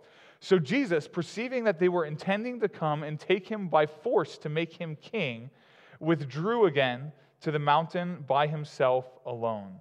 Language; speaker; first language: English; native; English